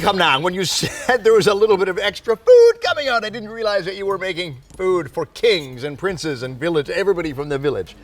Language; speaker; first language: English; native; English